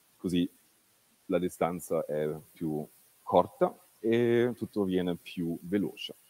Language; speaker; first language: Italian; non-native, fluent; German